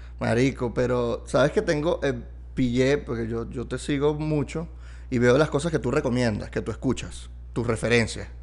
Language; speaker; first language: Spanish; native; Spanish